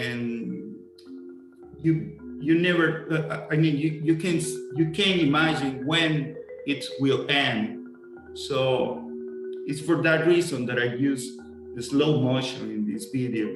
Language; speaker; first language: English; non-native, fluent; Spanish